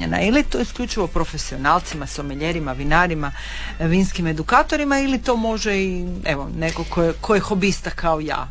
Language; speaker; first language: Serbian; native; Serbian